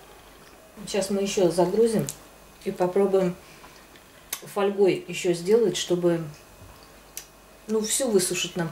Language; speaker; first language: Russian; native; Russian